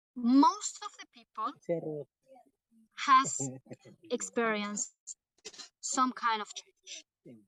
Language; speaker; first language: English; non-native, fluent; Portuguese